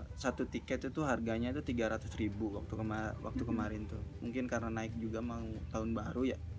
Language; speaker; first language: Indonesian; early bilingual, heritage; Indonesian